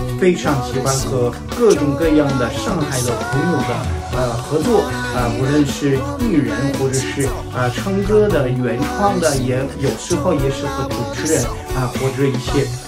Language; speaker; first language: Chinese; non-native, fluent; French